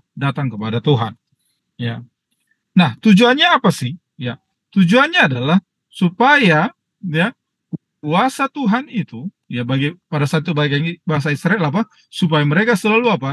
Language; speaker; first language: Indonesian; native; Indonesian